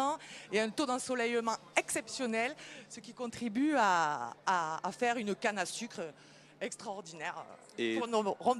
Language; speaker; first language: French; native; French